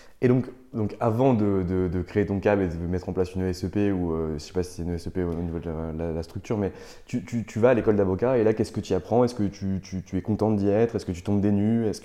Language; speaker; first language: French; native; French